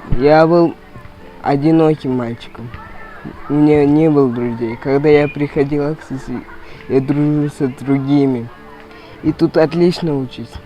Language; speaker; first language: Russian; non-native, local second language; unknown